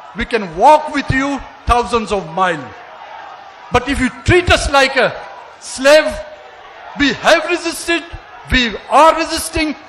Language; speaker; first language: English; non-native, local second language; Pashto